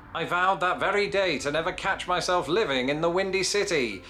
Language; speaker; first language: English; native; English